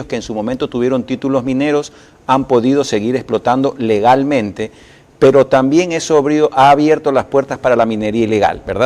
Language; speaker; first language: Spanish; native; Spanish